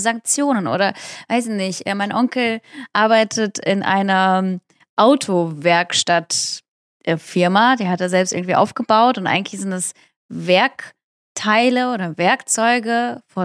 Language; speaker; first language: German; early bilingual, other home language; Russian